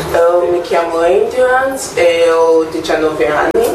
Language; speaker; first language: Italian; non-native, learner; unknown